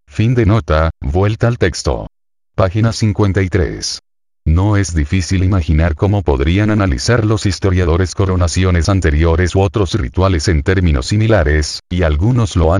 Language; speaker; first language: Spanish; native; Spanish